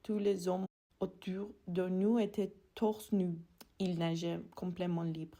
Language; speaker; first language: French; non-native, fluent; Persian